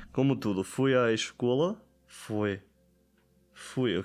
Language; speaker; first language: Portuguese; non-native, learner; German